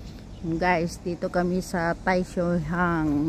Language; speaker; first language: Filipino; non-native, local second language; Iloko